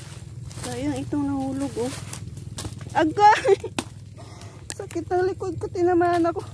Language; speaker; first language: Filipino; non-native, local second language; Aklanon